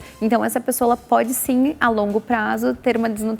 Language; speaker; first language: Portuguese; native; Portuguese